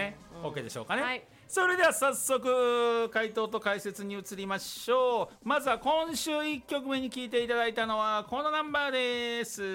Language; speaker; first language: Japanese; native; Japanese